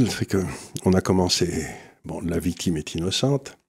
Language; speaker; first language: French; native; French